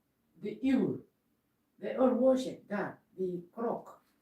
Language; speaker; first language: Dutch; non-native, learner; Kikuyu